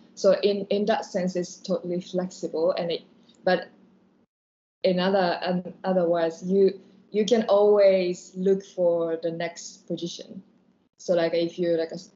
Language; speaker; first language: English; non-native, fluent; Japanese